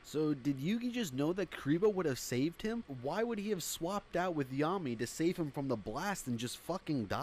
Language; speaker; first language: English; native; English